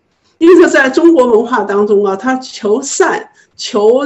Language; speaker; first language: Chinese; native; Chinese